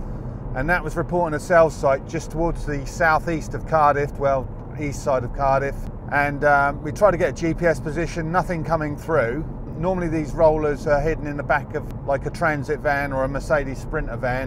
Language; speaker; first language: English; native; English